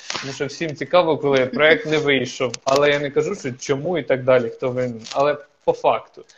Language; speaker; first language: Ukrainian; native; Ukrainian